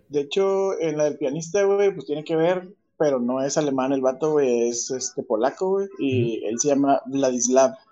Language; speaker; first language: Spanish; native; Spanish